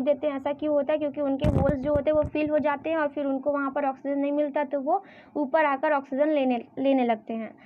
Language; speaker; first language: Hindi; native; Hindi